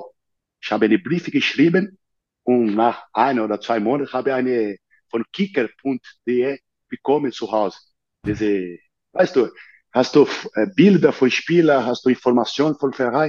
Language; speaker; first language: German; non-native, fluent; Portuguese